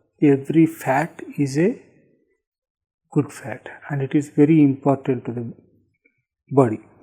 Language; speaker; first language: English; non-native, local second language; Telugu